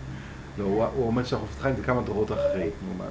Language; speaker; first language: Hebrew; native; Hebrew